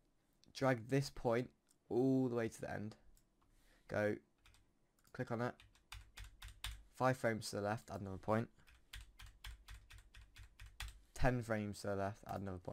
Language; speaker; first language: English; native; English